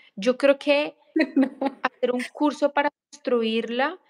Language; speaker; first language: Spanish; native; Spanish